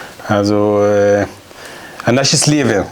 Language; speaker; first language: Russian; non-native, learner; German